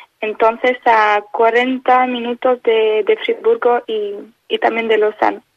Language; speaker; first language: Spanish; non-native, fluent; French